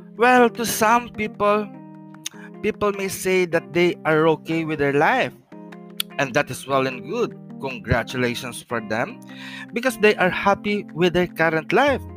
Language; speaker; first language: English; non-native, local second language; Filipino